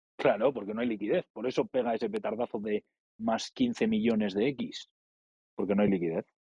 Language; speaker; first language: Spanish; native; Spanish